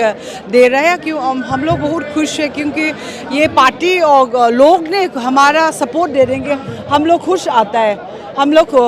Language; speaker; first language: Hindi; non-native, local second language; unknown